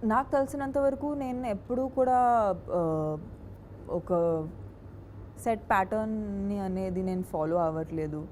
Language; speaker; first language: Telugu; non-native, fluent; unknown